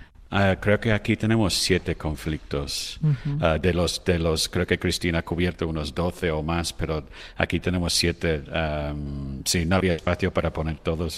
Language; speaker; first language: Spanish; non-native, fluent; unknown